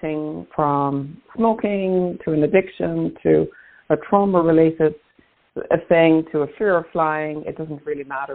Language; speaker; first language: English; native; English